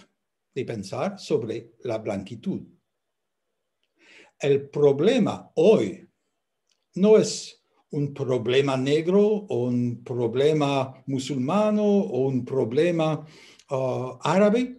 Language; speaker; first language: Spanish; non-native, fluent; French